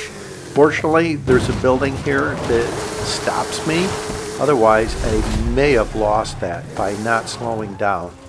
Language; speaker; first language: English; native; English